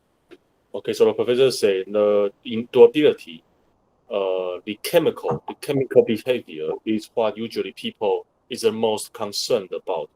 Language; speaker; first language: English; non-native, fluent; Chinese